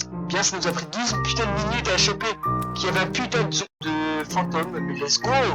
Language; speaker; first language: French; native; French